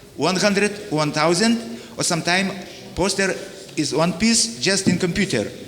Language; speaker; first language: English; non-native, learner; Lithuanian